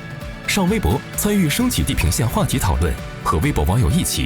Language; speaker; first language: Chinese; native; Chinese